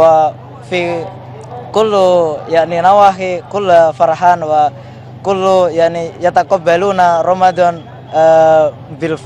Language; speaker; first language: Arabic; non-native, fluent; Indonesian